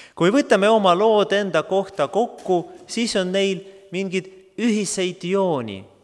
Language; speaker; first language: Estonian; non-native, local second language; Russian